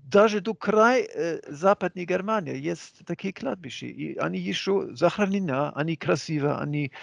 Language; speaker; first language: Russian; non-native, learner; German